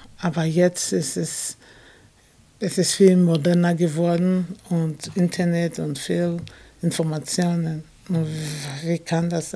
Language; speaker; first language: German; non-native, fluent; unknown